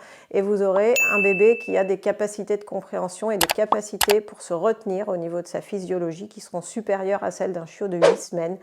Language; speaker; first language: French; native; French